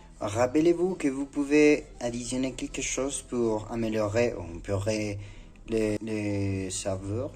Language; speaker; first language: French; non-native, learner; Spanish